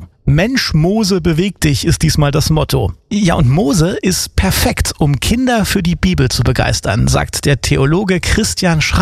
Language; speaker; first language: German; native; German